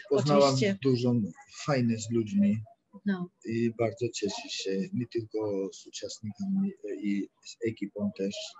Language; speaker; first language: Polish; non-native, learner; Georgian